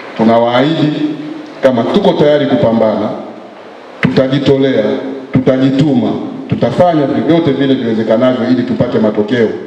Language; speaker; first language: Swahili; native; Swahili